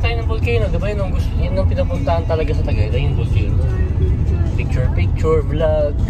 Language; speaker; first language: Filipino; native; Filipino